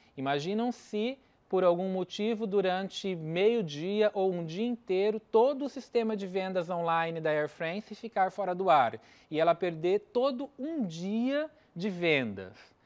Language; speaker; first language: Portuguese; native; Portuguese